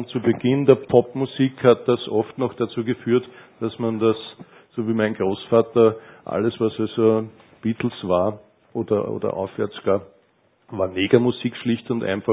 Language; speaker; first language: German; native; German